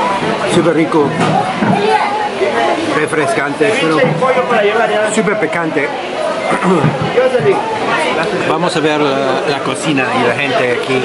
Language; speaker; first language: Spanish; non-native, learner; English